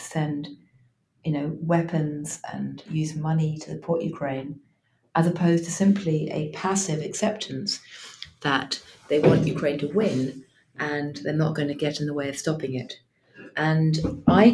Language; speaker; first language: English; native; English